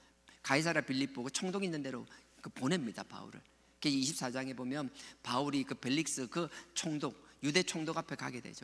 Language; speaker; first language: Korean; native; Korean